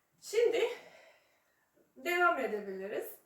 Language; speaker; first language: Turkish; non-native, fluent; Serbian